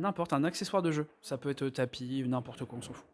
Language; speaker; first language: French; native; French